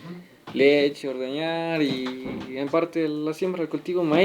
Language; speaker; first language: Spanish; native; Spanish